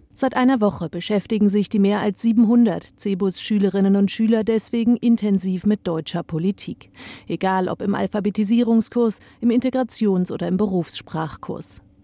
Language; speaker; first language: German; native; German